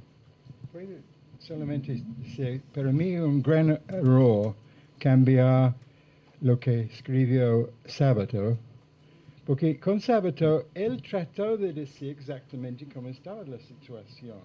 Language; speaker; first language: Spanish; non-native, fluent; English